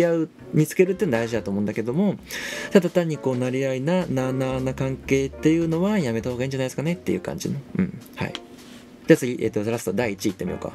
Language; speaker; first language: Japanese; native; Japanese